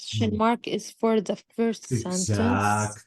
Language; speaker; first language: English; non-native, learner; Arabic